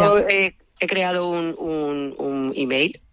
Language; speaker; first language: Spanish; native; Spanish